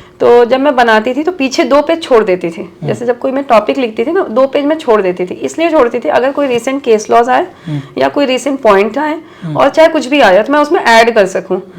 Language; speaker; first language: Hindi; native; Hindi